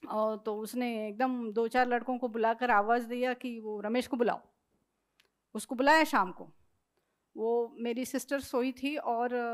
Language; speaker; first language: Hindi; non-native, local second language; Marathi